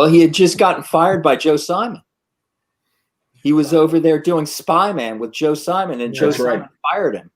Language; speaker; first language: English; native; English